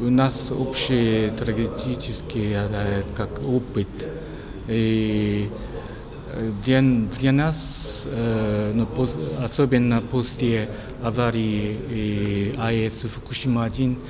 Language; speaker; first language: Russian; non-native, learner; Japanese